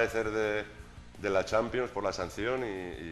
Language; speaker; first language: Spanish; native; Spanish